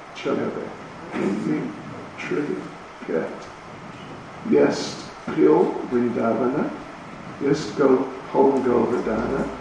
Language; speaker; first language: Russian; non-native, learner; English